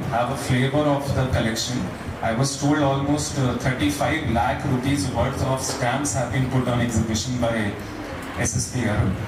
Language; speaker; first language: English; non-native, local second language; Telugu